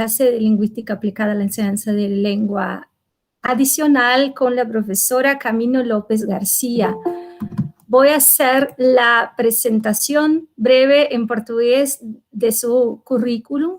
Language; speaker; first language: Spanish; non-native, fluent; Portuguese